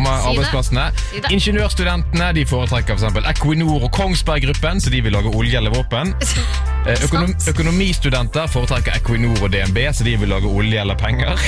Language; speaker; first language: Norwegian; native; Norwegian